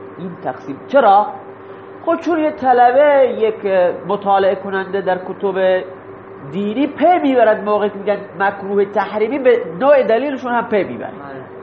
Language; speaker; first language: Persian; non-native, local second language; Baluchi